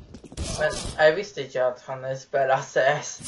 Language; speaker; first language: Swedish; non-native, learner; Norwegian